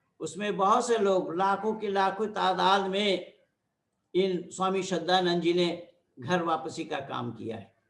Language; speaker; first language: Hindi; non-native, local second language; Bangla